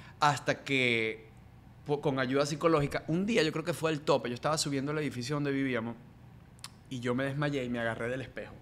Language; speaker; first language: Spanish; native; Spanish